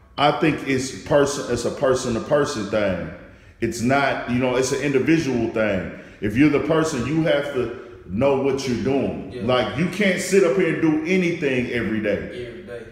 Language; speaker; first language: English; native; English